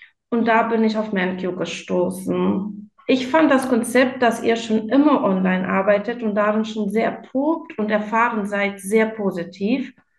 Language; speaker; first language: German; non-native, fluent; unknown